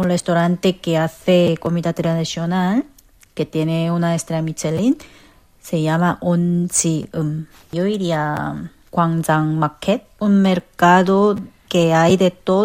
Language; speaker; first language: Spanish; non-native, fluent; Korean